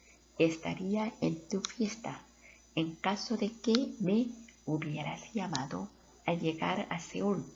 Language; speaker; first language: Spanish; non-native, fluent; Korean